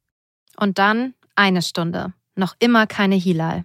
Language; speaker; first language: German; native; German